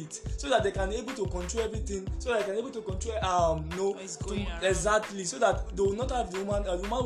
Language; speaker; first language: English; non-native, local second language; Yoruba